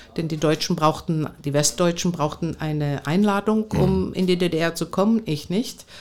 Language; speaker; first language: German; non-native, fluent; Greek